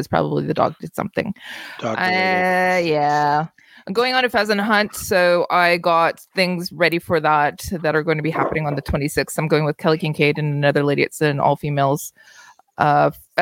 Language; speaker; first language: English; native; English